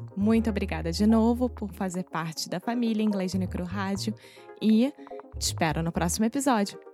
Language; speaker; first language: Portuguese; native; Portuguese